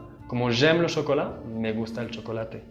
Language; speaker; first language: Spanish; non-native, fluent; French